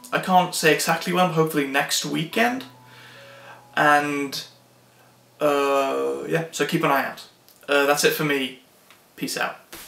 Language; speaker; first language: English; non-native, fluent; Swedish